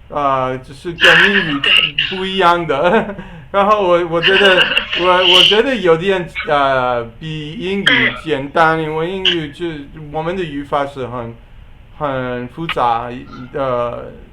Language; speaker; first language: Chinese; non-native, learner; English